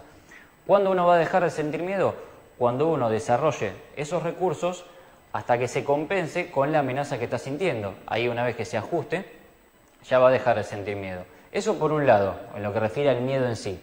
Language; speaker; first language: Spanish; native; Spanish